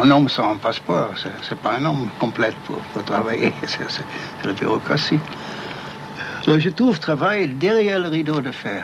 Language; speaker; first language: French; non-native, fluent; Dutch